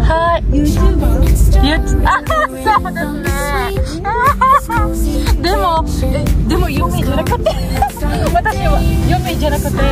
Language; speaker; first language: Japanese; non-native, learner; Filipino